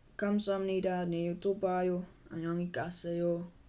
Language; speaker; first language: Korean; non-native, learner; Dutch